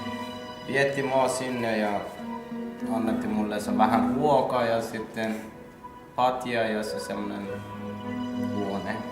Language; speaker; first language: Finnish; non-native, fluent; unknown